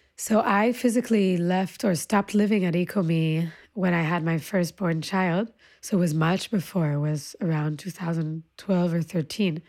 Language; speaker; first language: English; early bilingual, other home language; Hebrew